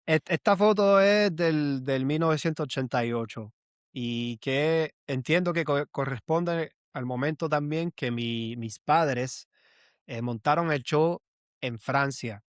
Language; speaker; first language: Spanish; early bilingual, heritage; Spanish